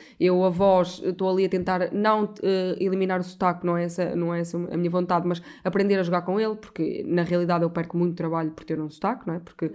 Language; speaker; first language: Portuguese; native; Portuguese